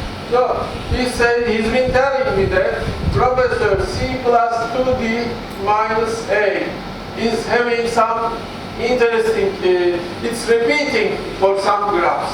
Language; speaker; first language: English; non-native, fluent; Turkish